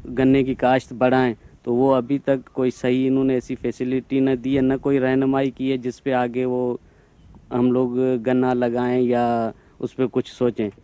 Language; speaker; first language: Urdu; non-native, local second language; Sindhi